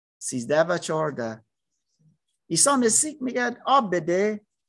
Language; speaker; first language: Persian; non-native, learner; English